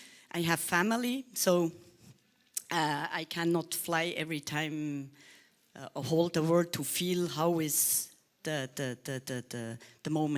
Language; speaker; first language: English; non-native, learner; Swiss German